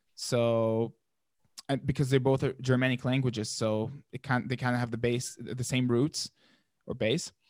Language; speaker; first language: English; non-native, fluent; Arabic